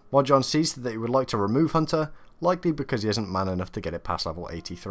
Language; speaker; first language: English; native; English